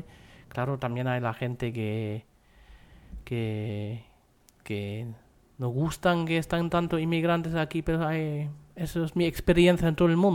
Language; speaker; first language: Spanish; non-native, fluent; German